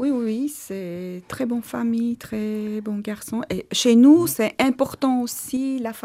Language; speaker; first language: French; non-native, learner; Armenian